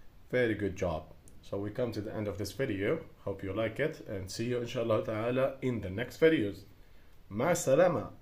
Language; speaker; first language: English; non-native, fluent; Arabic